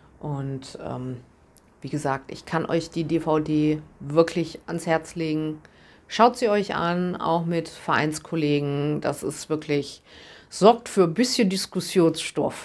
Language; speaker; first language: German; native; German